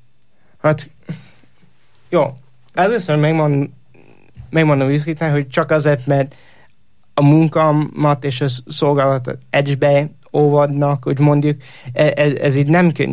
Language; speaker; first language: Hungarian; non-native, fluent; English